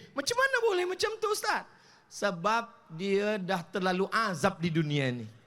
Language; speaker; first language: Malay; native; Malay